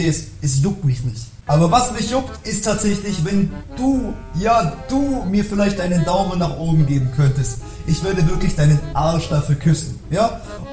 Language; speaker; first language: German; native; German